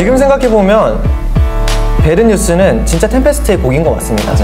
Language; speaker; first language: Korean; native; Korean